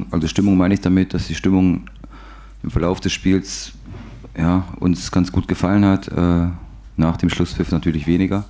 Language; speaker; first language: German; native; German